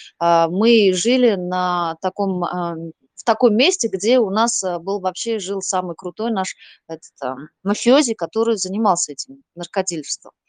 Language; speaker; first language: Russian; non-native, local second language; Uzbek